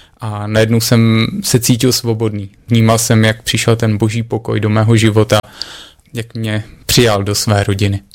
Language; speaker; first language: Czech; native; Czech